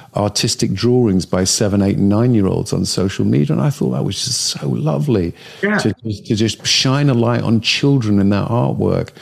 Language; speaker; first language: English; native; English